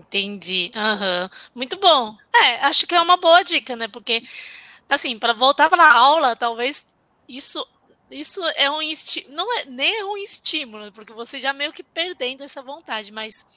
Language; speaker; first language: Portuguese; non-native, fluent; Chinese